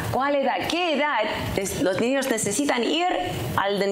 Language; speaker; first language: Spanish; non-native, learner; English